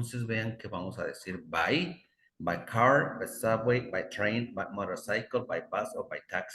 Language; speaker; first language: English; non-native, fluent; Spanish